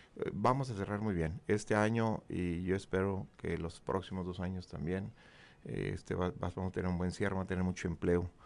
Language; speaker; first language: Spanish; native; Spanish